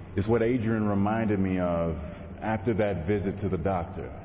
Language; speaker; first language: English; native; English